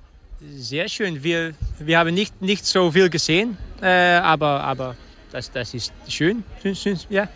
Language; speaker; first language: German; non-native, learner; Dutch